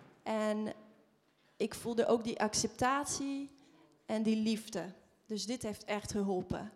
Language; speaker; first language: Dutch; non-native, fluent; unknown